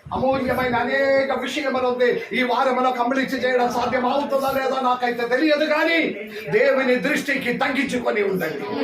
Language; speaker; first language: Telugu; non-native, local second language; Malayalam